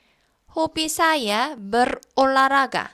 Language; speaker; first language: Indonesian; non-native, fluent; Korean